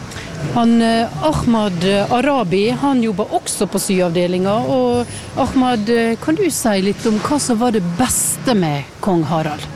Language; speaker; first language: Norwegian; native; Norwegian